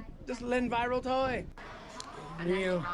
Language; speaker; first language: Vietnamese; non-native, fluent; English